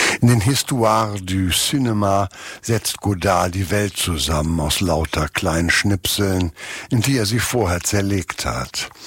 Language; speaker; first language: German; native; German